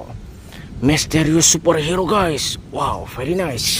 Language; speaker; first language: English; non-native, learner; Indonesian